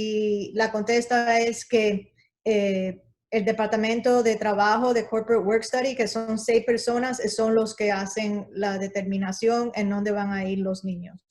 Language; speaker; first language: Spanish; early bilingual, heritage; Spanish